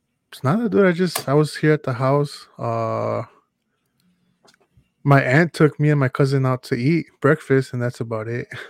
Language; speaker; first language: English; early bilingual, other home language; Spanish